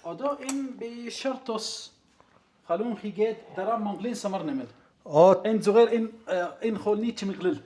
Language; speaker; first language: Mongolian; non-native, learner; Arabic